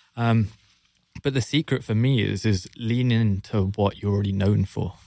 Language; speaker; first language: English; native; English